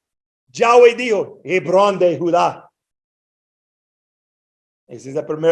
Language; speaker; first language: Spanish; non-native, fluent; English